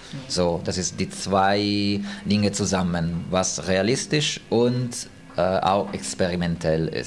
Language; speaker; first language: German; non-native, fluent; Italian